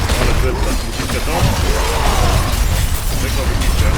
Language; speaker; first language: Polish; native; Polish